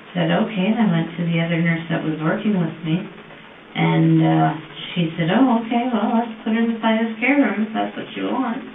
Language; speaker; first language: English; native; English